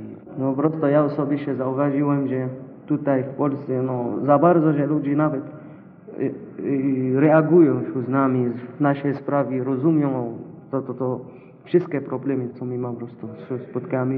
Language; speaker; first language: Polish; non-native, learner; Arabic